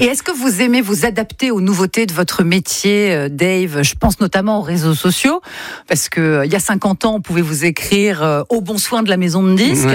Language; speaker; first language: French; native; French